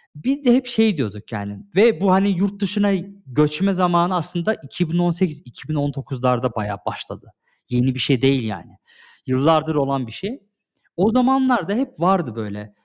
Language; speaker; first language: Turkish; early bilingual, heritage; Turkish